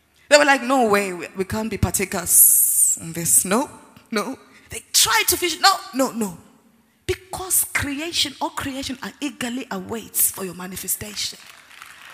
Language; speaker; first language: English; non-native, local second language; Zulu